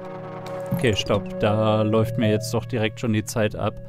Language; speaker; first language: German; native; German